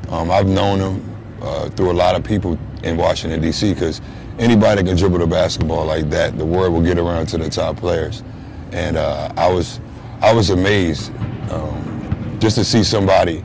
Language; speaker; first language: English; native; English